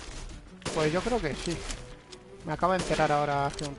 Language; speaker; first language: Spanish; native; Spanish